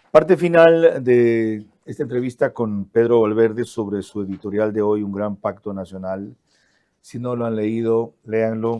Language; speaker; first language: Spanish; native; Spanish